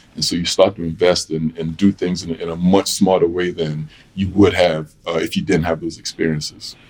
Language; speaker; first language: English; native; English